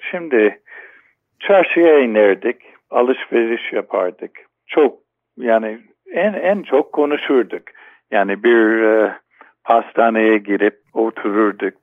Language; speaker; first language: Turkish; non-native, fluent; English